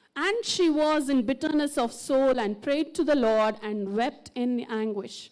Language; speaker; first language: English; non-native, local second language; Kannada